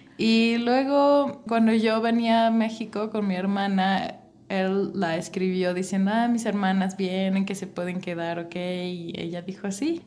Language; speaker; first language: Spanish; non-native, fluent; English